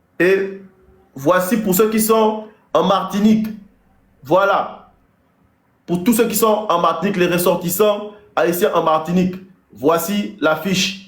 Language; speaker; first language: French; native; French